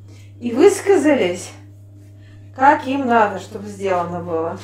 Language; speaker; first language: Russian; native; Russian